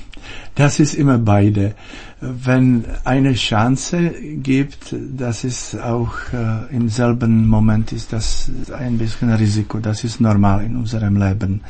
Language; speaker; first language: German; non-native, fluent; Czech